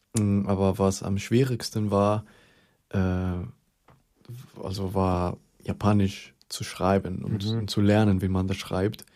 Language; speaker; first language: German; non-native, fluent; Spanish